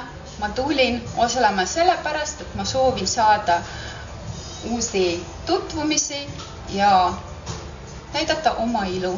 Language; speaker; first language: Estonian; non-native, local second language; Russian